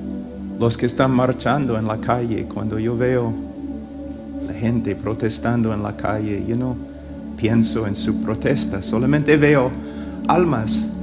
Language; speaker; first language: Spanish; non-native, fluent; English